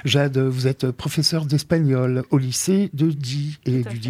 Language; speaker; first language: French; native; French